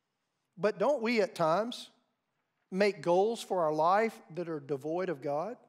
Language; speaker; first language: English; native; English